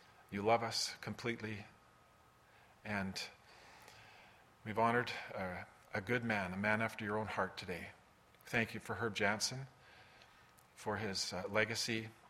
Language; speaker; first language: English; early bilingual, other home language; German